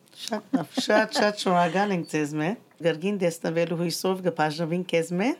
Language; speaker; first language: Armenian; native; Armenian